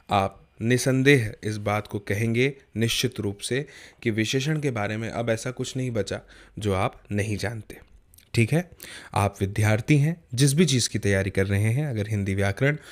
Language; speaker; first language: Hindi; native; Hindi